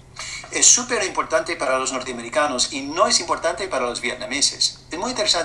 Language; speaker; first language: Spanish; non-native, fluent; English